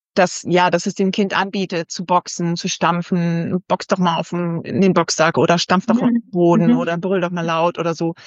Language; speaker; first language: German; native; German